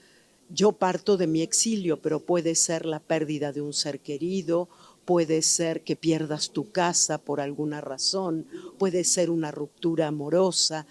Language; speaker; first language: Spanish; native; Spanish